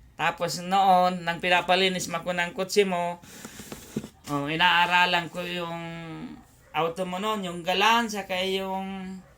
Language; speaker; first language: Filipino; non-native, local second language; Bikol